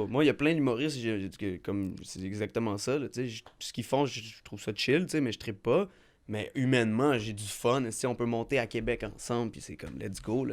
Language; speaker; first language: French; native; French